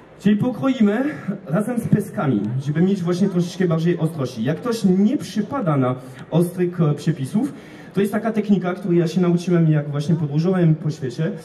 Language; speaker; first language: Polish; non-native, fluent; French